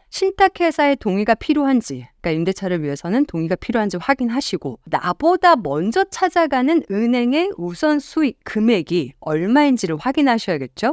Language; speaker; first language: Korean; native; Korean